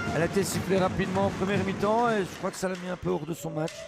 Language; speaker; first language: French; native; French